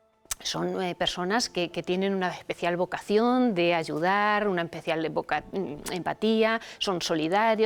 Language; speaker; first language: Spanish; native; Spanish